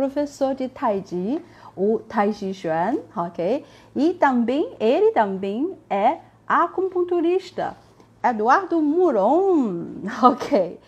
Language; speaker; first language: Portuguese; non-native, fluent; Chinese